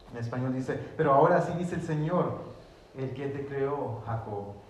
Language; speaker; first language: Spanish; early bilingual, heritage; Spanish